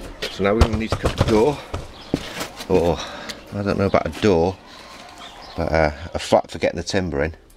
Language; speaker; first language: English; native; English